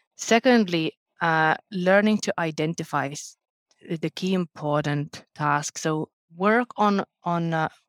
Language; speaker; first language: English; non-native, fluent; Lithuanian